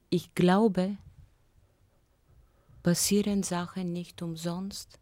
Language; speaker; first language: German; non-native, fluent; Bulgarian